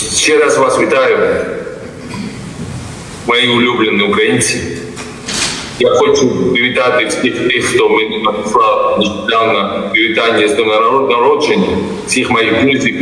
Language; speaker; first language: Ukrainian; non-native, fluent; Georgian